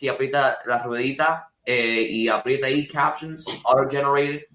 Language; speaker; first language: Spanish; early bilingual, heritage; Spanish